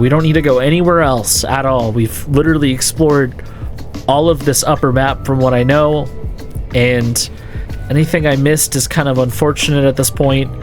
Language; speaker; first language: English; native; English